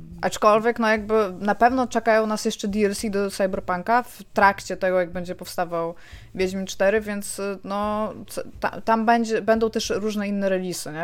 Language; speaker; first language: Polish; native; Polish